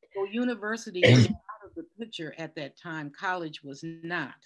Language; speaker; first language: English; native; English